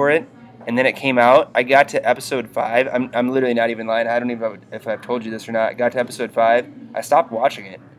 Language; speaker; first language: English; native; English